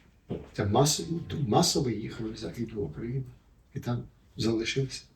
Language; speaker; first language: Ukrainian; early bilingual, heritage; Ukrainian